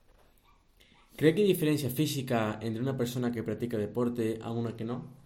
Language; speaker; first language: Spanish; native; Spanish